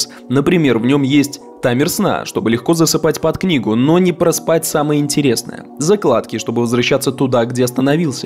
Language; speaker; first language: Russian; native; Russian